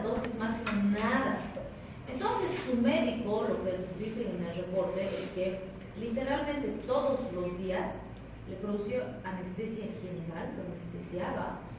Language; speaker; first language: Spanish; native; Spanish